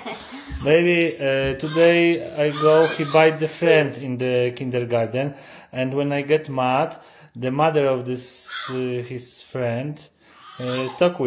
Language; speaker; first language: English; non-native, learner; Polish